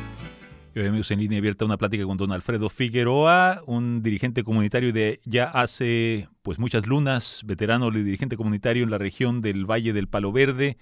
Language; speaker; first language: Spanish; native; Spanish